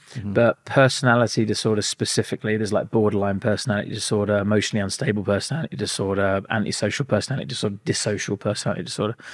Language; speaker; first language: English; native; English